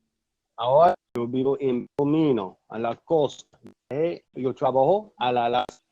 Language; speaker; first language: Spanish; non-native, learner; English